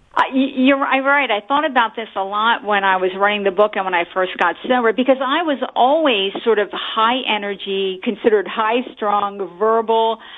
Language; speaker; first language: English; native; English